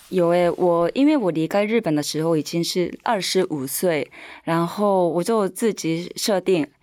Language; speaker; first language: Chinese; non-native, fluent; Japanese